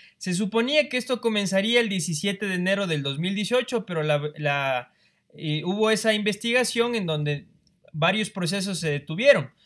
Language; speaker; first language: Spanish; native; Spanish